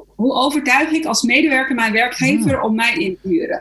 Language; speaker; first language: Dutch; early bilingual, other home language; Arabic